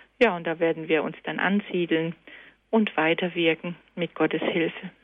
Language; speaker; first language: German; early bilingual, other home language; Croatian